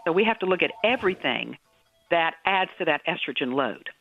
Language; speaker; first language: English; native; English